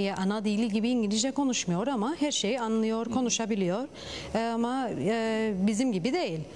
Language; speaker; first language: Turkish; early bilingual, heritage; Turkish